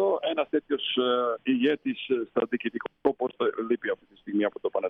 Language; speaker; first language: Greek; non-native, fluent; Slovenian